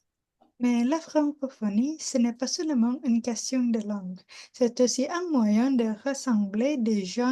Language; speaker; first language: French; non-native, learner; Indonesian